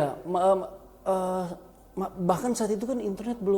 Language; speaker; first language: Indonesian; native; Indonesian